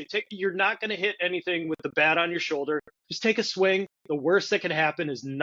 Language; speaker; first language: English; native; English